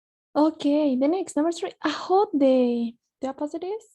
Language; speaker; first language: English; non-native, fluent; Spanish